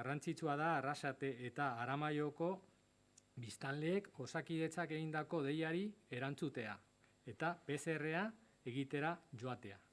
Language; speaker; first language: Basque; non-native, local second language; Spanish